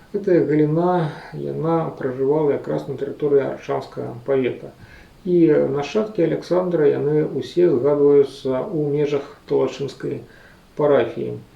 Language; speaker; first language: Belarusian; native; Belarusian